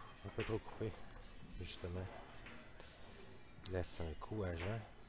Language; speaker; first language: French; native; French